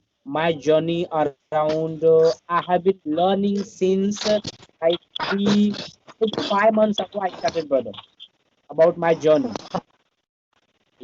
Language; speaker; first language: English; non-native, learner; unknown